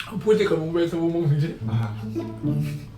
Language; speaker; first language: Korean; native; Korean